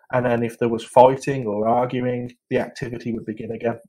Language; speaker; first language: English; native; English